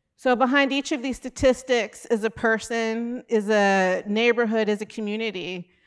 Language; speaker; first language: English; native; English